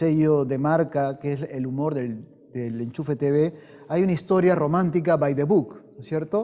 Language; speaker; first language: Spanish; native; Spanish